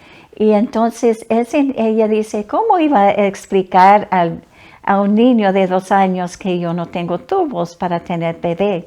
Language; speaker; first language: Spanish; non-native, fluent; English